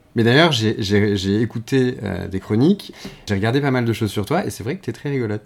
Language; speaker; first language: French; native; French